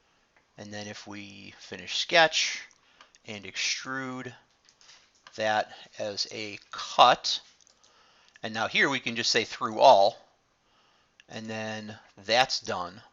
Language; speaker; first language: English; native; English